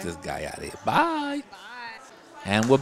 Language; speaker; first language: English; native; English